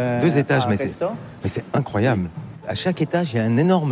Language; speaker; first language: French; native; French